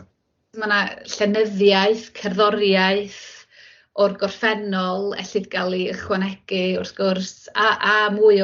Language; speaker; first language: Welsh; native; Welsh